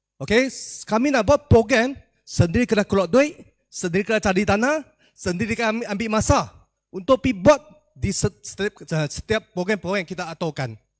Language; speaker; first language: Malay; non-native, local second language; Chinese